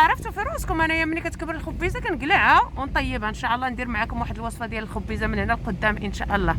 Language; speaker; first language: Arabic; native; Arabic